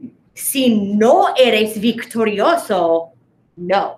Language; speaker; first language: Spanish; non-native, fluent; English